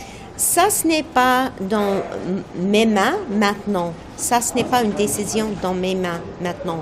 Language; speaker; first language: French; non-native, fluent; English